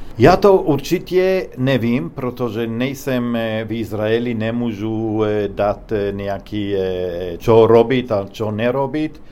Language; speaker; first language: Czech; non-native, learner; Hebrew